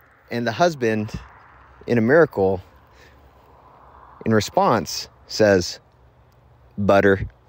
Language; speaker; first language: English; native; English